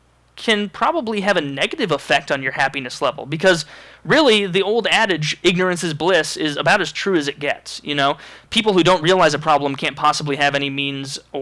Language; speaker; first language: English; native; English